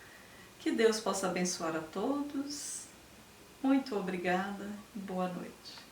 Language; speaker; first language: Portuguese; native; Portuguese